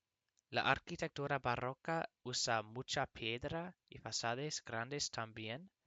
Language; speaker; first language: Spanish; non-native, learner; English